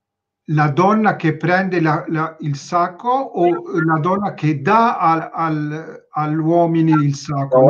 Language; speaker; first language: Italian; non-native, learner; Turkish